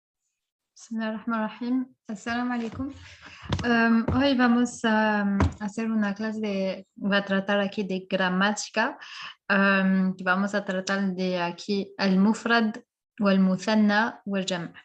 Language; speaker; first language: Spanish; non-native, fluent; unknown